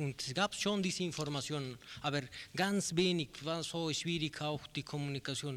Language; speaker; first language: German; non-native, learner; Spanish